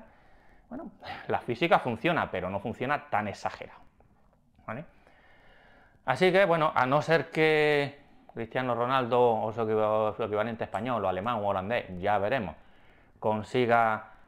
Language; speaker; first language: Spanish; native; Spanish